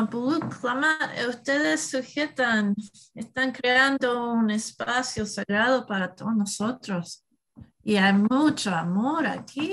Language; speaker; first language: Spanish; non-native, learner; English